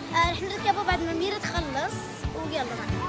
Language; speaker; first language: Arabic; native; Arabic